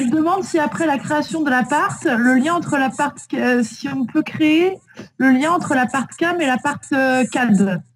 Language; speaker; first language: French; native; French